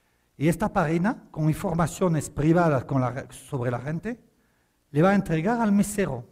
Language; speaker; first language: Spanish; non-native, fluent; French